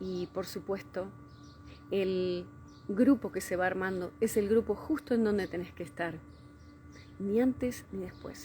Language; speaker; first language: Spanish; native; Spanish